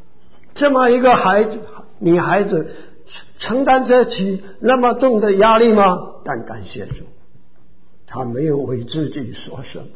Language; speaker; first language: Chinese; native; Chinese